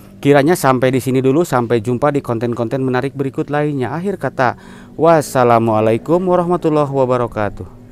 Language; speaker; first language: Indonesian; non-native, local second language; Sundanese